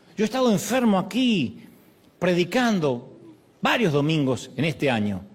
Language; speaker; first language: Spanish; native; Spanish